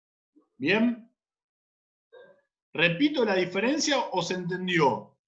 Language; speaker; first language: Spanish; native; Spanish